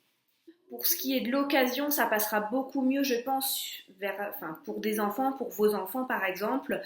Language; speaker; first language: French; native; French